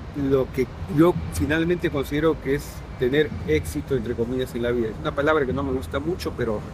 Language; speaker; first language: Spanish; native; Spanish